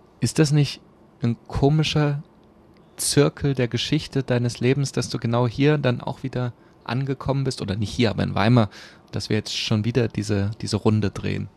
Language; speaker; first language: German; native; German